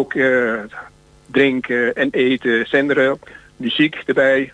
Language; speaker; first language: Dutch; non-native, fluent; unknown